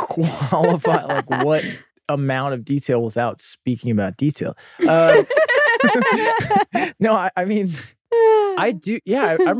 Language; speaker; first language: English; native; English